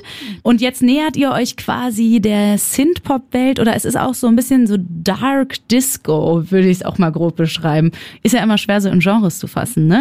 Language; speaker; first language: German; native; German